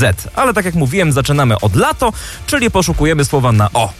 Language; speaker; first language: Polish; native; Polish